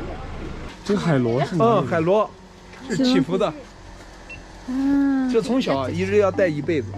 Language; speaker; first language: Chinese; native; Chinese